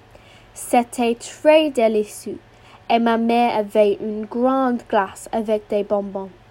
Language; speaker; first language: French; non-native, learner; English